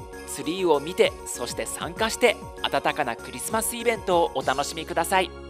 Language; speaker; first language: Japanese; native; Japanese